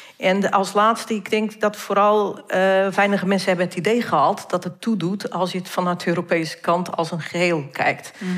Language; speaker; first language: Dutch; non-native, fluent; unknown